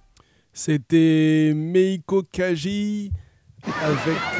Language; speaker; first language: French; native; French